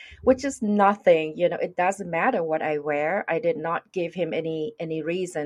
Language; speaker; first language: English; non-native, fluent; Thai